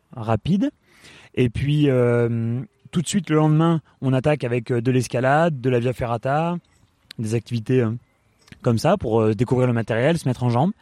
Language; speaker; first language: French; native; French